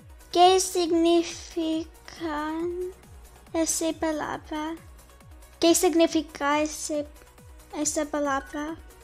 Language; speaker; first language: Spanish; non-native, learner; English